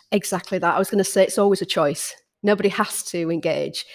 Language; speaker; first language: English; native; English